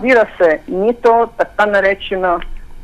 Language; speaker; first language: Bulgarian; non-native, fluent; Ukrainian